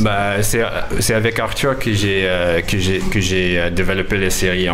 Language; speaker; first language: French; non-native, fluent; English